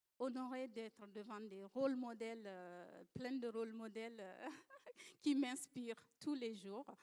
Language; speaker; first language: French; non-native, local second language; Fula